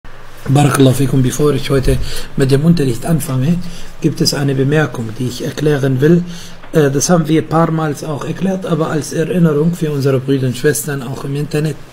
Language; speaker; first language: German; non-native, fluent; Arabic